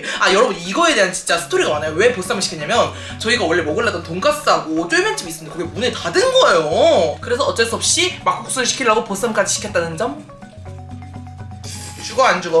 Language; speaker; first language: Korean; native; Korean